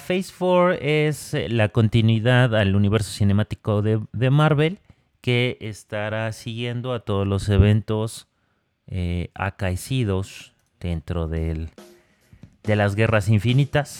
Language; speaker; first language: Spanish; native; Spanish